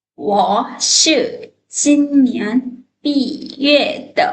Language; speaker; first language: Chinese; non-native, fluent; Lao